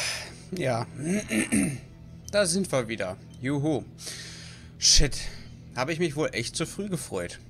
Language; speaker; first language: German; native; German